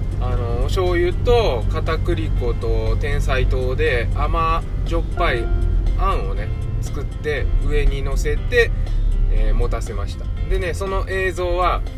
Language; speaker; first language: Japanese; native; Japanese